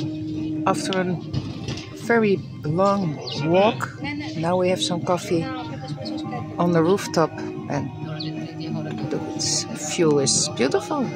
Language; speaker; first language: English; non-native, fluent; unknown